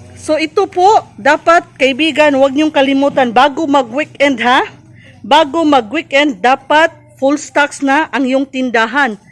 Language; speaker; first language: Filipino; non-native, local second language; Cebuano